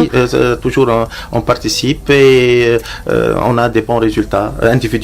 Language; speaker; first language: French; non-native, local second language; Arabic